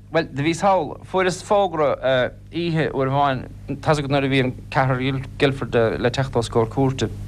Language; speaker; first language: Irish; non-native, local second language; English